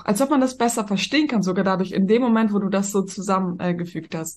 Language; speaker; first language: German; native; German